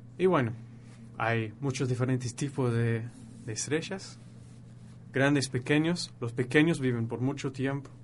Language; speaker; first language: Spanish; non-native, fluent; English